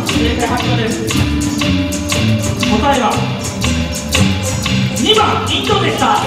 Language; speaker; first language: Japanese; native; Japanese